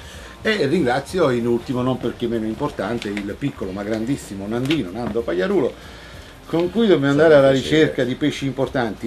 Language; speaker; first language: Italian; native; Italian